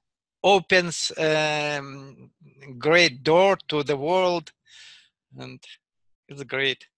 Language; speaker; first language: English; non-native, learner; Russian